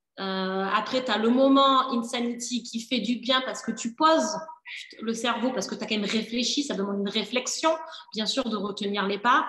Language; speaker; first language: French; native; French